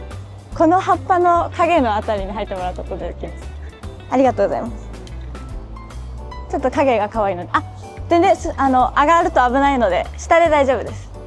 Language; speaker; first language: Japanese; native; Japanese